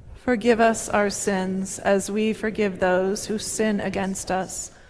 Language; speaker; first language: English; native; English